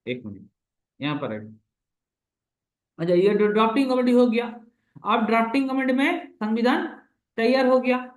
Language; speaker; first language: Hindi; non-native, local second language; Bangla